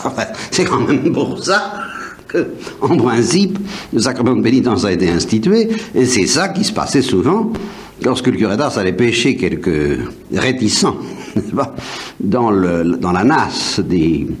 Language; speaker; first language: French; native; French